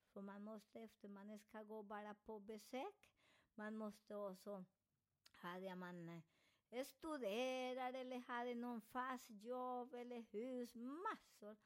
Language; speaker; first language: Swedish; non-native, learner; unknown